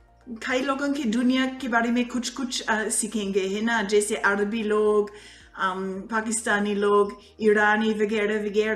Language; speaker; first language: Hindi; non-native, fluent; English